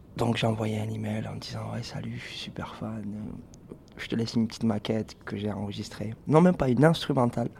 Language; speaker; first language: French; native; French